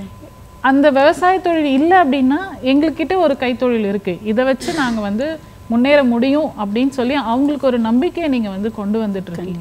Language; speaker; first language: Tamil; native; Tamil